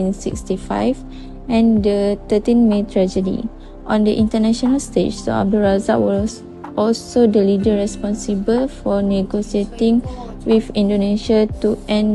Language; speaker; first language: English; non-native, local second language; Malay